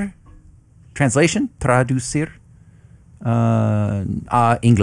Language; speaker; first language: Spanish; non-native, learner; English